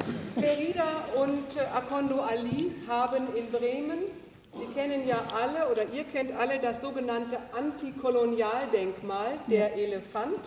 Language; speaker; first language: German; native; German